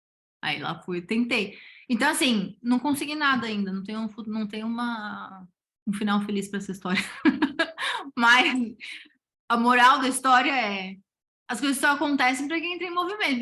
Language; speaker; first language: Portuguese; native; Portuguese